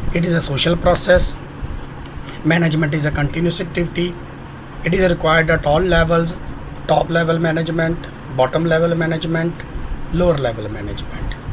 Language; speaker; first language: English; non-native, local second language; Punjabi